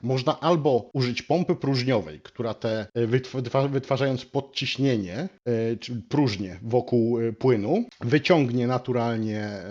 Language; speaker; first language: Polish; native; Polish